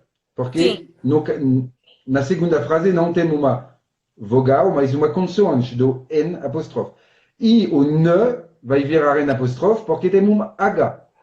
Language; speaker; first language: Portuguese; non-native, fluent; French